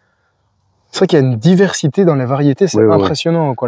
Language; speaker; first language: French; native; French